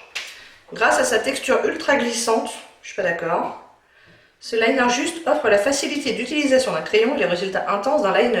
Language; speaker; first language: French; native; French